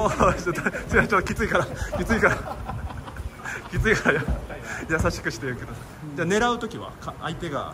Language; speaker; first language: Japanese; native; Japanese